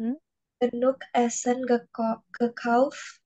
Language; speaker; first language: German; non-native, learner; Indonesian